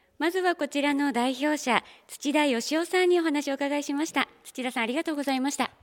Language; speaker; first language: Japanese; native; Japanese